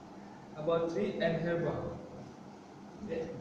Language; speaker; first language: English; non-native, learner; Malay